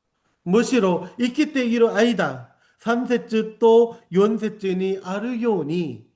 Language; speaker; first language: Japanese; non-native, fluent; Korean